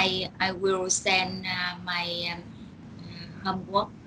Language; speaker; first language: English; non-native, learner; Vietnamese